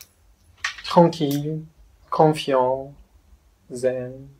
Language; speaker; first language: French; non-native, fluent; Spanish